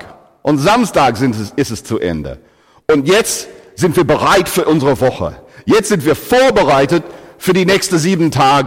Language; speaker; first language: German; non-native, fluent; English